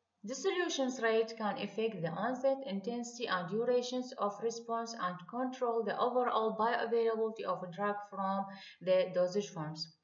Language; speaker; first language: English; non-native, fluent; Arabic